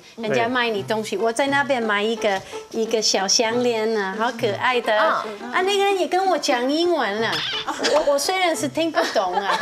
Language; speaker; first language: Chinese; non-native, fluent; English